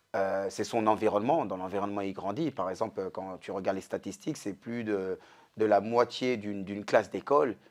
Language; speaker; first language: French; native; French